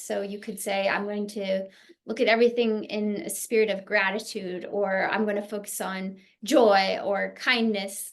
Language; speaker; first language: English; native; English